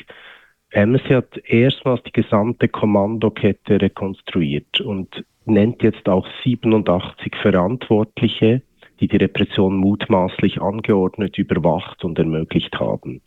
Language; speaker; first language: German; native; German